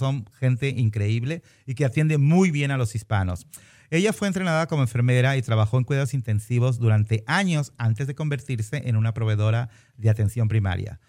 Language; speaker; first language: Spanish; native; Spanish